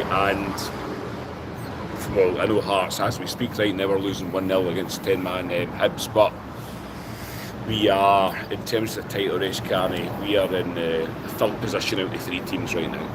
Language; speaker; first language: English; native; English